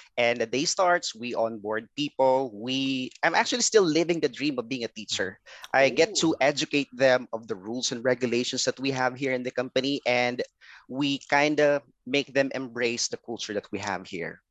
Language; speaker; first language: English; non-native, local second language; Filipino